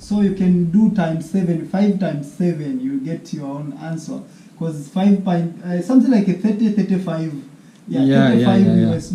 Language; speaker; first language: English; non-native, local second language; Swahili